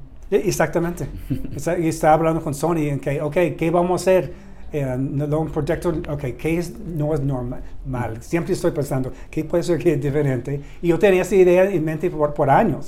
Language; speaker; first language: Spanish; non-native, learner; English